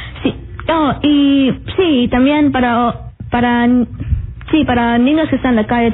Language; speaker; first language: Spanish; early bilingual, heritage; Spanish